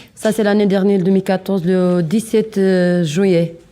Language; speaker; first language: French; non-native, learner; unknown